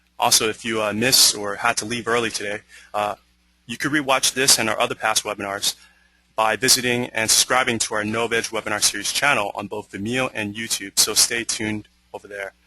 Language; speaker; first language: English; native; English